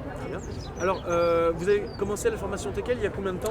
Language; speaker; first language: French; native; French